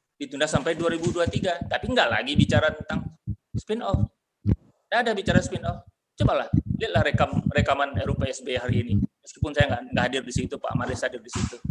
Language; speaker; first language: Indonesian; non-native, local second language; Minangkabau